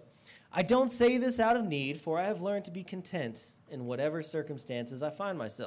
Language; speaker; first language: English; native; English